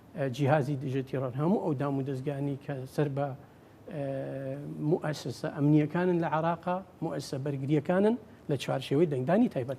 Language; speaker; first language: Central Kurdish; native; Central Kurdish